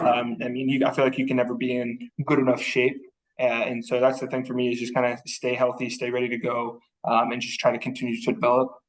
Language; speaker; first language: English; native; English